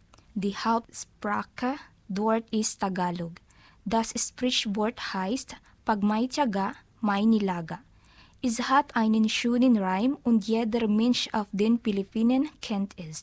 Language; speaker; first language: German; non-native, learner; Filipino